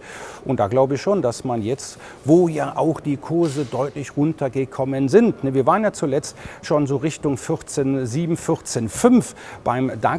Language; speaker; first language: German; native; German